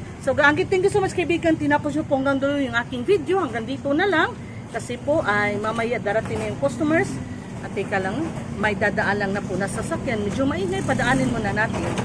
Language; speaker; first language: Filipino; non-native, local second language; Cebuano